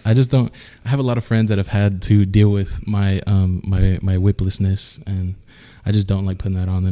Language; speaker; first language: English; native; English